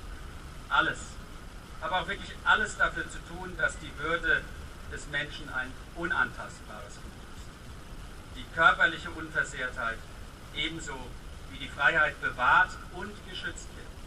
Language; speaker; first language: German; native; German